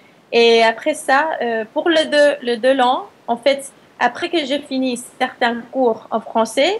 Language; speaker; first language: French; non-native, fluent; Spanish